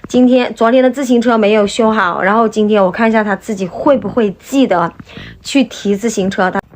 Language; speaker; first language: Chinese; native; Chinese